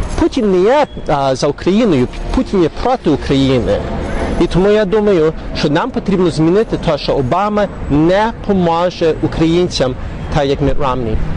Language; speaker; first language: Ukrainian; early bilingual, heritage; Ukrainian